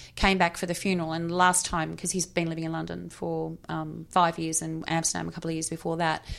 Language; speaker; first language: English; native; English